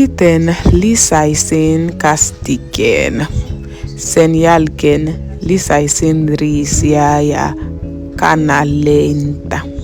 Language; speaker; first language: Finnish; non-native, learner; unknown